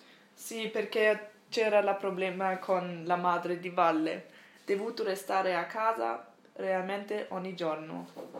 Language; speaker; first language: Italian; non-native, learner; German